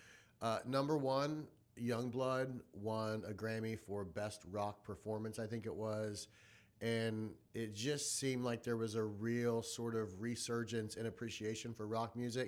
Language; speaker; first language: English; native; English